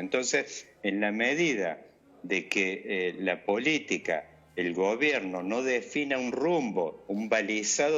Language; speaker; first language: Spanish; native; Spanish